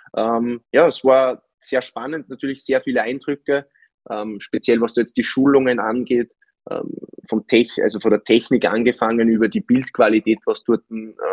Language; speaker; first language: German; native; German